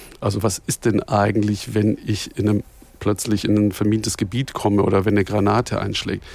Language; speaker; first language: German; native; German